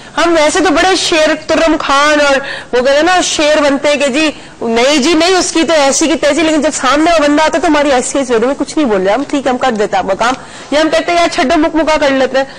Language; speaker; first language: Urdu; native; Urdu